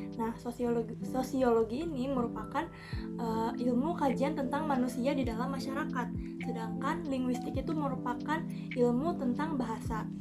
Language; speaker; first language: Indonesian; native; Indonesian